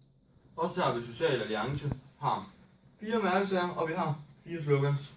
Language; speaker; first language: Danish; native; Danish